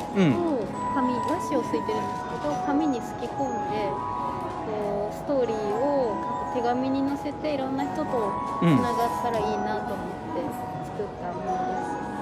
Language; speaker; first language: Japanese; native; Japanese